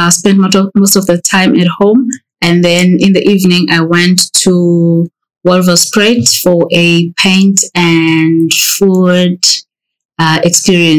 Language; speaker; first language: English; non-native, local second language; Xhosa